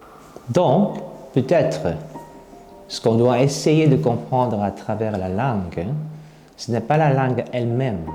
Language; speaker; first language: French; non-native, fluent; Korean